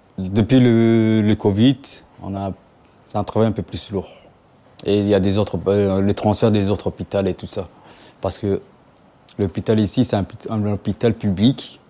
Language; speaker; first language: French; non-native, local second language; Somali